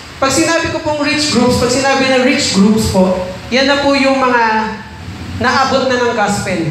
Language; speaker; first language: Filipino; non-native, local second language; Iloko